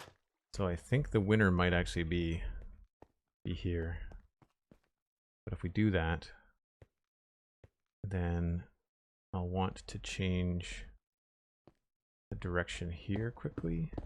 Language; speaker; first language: English; native; English